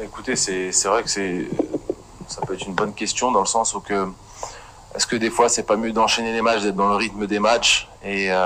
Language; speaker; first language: French; native; French